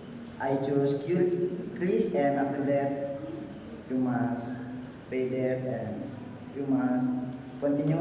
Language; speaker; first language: English; non-native, learner; Indonesian